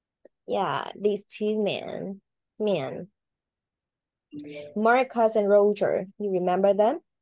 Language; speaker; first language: English; non-native, learner; Vietnamese